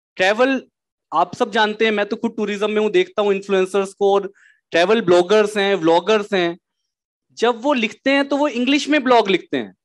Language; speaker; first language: Hindi; native; Hindi